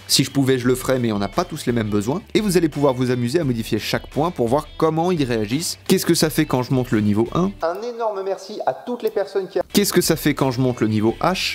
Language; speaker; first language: French; native; French